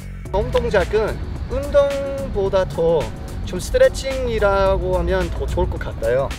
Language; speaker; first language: Korean; non-native, fluent; English